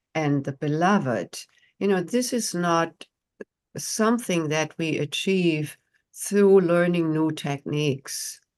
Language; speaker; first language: English; non-native, fluent; German